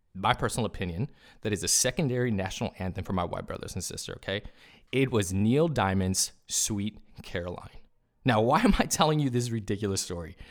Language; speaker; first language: English; early bilingual, other home language; Spanish